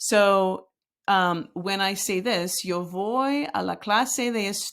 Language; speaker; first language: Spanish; non-native, fluent; English